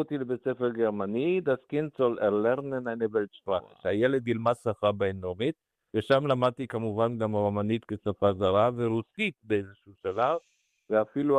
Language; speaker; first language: Hebrew; non-native, fluent; Romanian